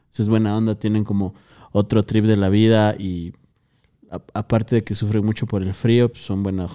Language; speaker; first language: Spanish; native; Spanish